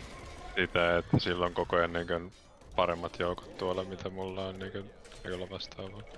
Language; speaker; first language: Finnish; native; Finnish